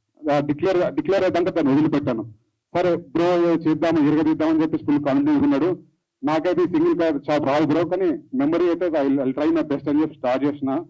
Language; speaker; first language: Telugu; native; Telugu